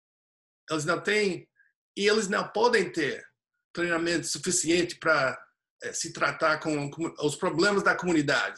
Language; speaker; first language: Portuguese; non-native, fluent; English